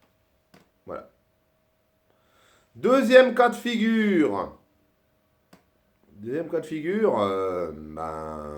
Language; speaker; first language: French; native; French